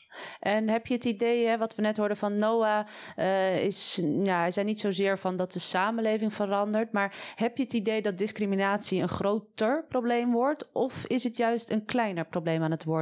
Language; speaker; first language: Dutch; native; Dutch